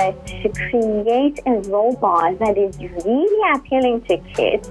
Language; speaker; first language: English; non-native, fluent; Persian